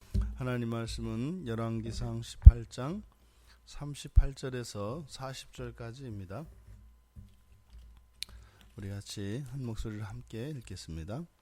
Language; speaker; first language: Korean; native; Korean